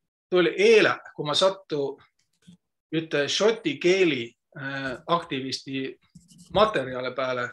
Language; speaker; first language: Estonian; non-native, local second language; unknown